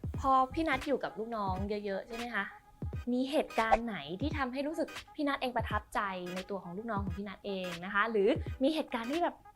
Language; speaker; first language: Thai; native; Thai